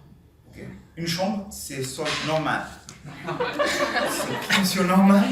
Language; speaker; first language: French; non-native, learner; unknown